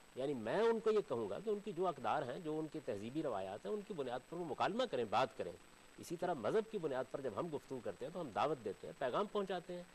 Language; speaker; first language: Urdu; non-native, local second language; Punjabi